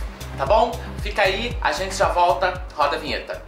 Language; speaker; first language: Portuguese; native; Portuguese